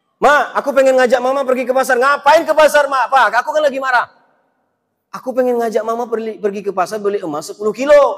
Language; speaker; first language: Indonesian; non-native, local second language; Minangkabau